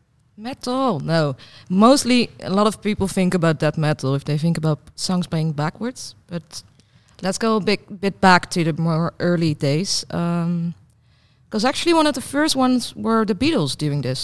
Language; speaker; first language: English; non-native, fluent; Dutch